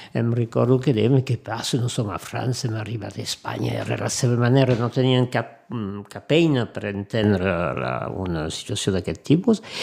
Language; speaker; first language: Catalan; non-native, local second language; French